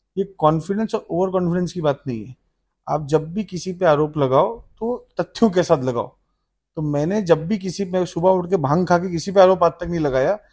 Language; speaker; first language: Hindi; native; Hindi